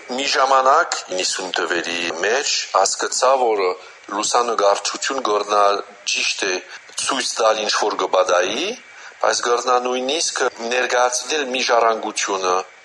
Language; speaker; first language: Armenian; early bilingual, heritage; Armenian